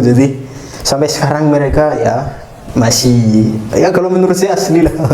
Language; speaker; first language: Indonesian; non-native, fluent; Malagasy